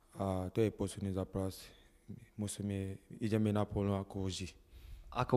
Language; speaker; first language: Slovak; non-native, learner; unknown